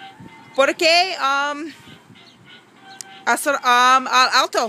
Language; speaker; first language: Spanish; non-native, learner; English